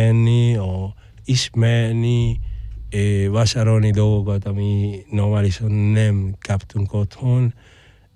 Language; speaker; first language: Hungarian; non-native, fluent; Spanish